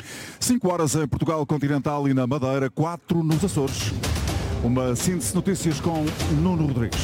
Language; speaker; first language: Portuguese; native; Portuguese